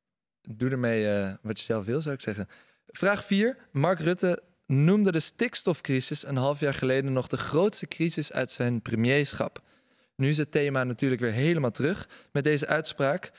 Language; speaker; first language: Dutch; native; Dutch